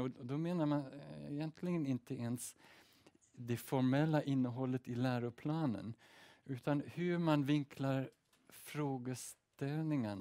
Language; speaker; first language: Swedish; early bilingual, heritage; Swedish